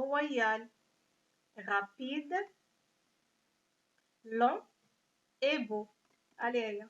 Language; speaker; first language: French; non-native, local second language; Arabic